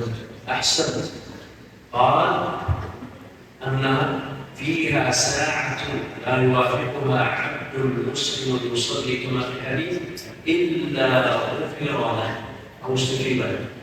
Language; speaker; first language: Arabic; native; Arabic